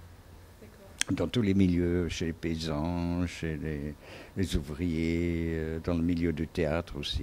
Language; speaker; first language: French; non-native, fluent; English